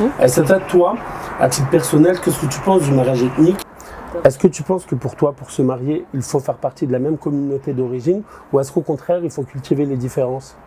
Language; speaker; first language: French; early bilingual, other home language; Arabic